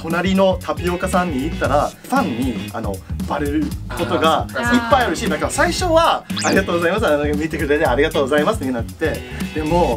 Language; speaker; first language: Japanese; non-native, fluent; English